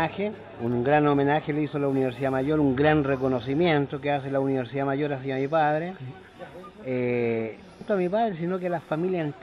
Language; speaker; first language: Spanish; native; Spanish